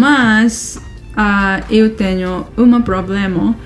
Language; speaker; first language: Portuguese; non-native, learner; Japanese